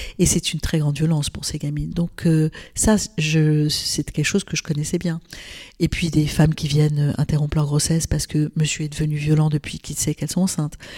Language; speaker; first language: French; non-native, local second language; Arabic